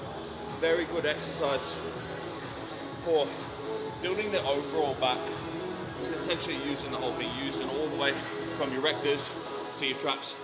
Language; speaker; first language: English; native; English